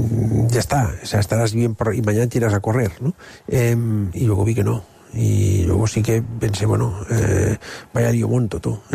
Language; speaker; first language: Spanish; non-native, local second language; Catalan